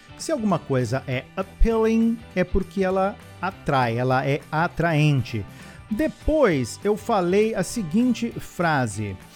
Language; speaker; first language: Portuguese; native; Portuguese